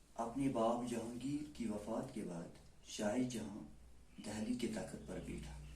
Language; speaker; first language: Urdu; non-native, local second language; Kashmiri